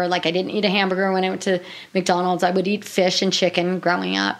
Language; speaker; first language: English; native; English